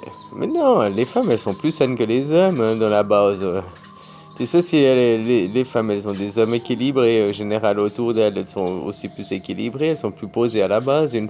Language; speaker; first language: French; native; French